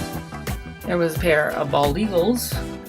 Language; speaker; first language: English; native; English